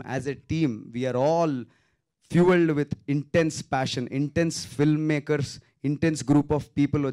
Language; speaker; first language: English; non-native, local second language; Telugu